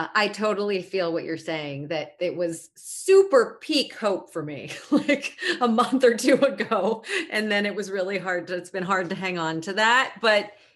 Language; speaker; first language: English; native; English